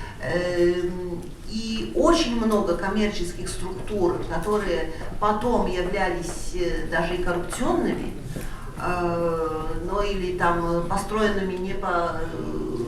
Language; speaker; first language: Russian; non-native, fluent; Polish